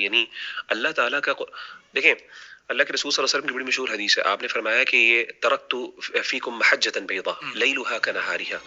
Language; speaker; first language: Urdu; native; Urdu